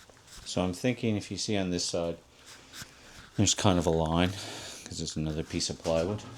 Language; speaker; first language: English; native; English